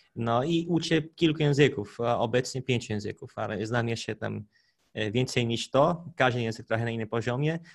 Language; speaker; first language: Polish; non-native, fluent; Portuguese